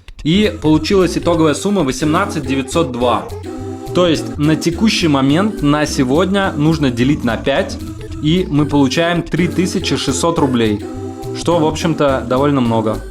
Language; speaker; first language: Russian; native; Russian